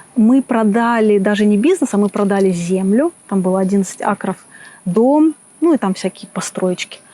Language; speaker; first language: Russian; native; Russian